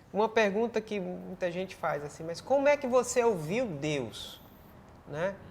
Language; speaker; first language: Portuguese; native; Portuguese